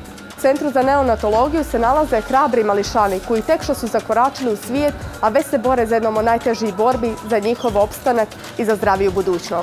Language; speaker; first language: Croatian; native; Croatian